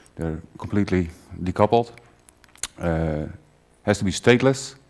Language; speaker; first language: English; non-native, fluent; Dutch